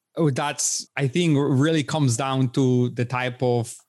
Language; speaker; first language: English; non-native, fluent; Spanish